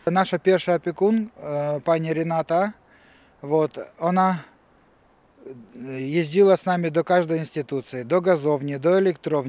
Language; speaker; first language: Polish; early bilingual, heritage; Ukrainian